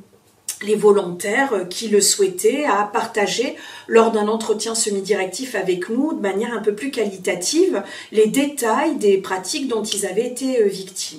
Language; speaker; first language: French; native; French